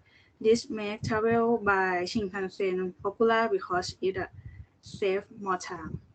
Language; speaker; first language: English; non-native, learner; Thai